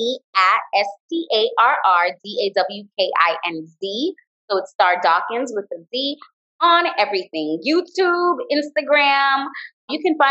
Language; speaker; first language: English; native; English